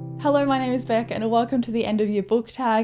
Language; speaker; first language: English; native; English